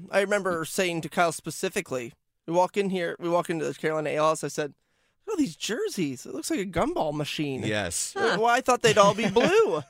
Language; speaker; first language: English; native; English